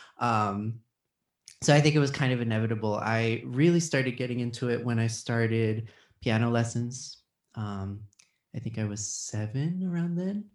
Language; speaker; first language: English; early bilingual, other home language; Spanish